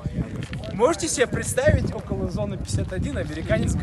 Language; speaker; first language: Russian; native; Russian